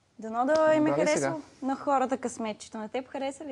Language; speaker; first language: Bulgarian; native; Bulgarian